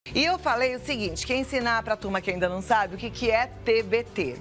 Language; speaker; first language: Portuguese; native; Portuguese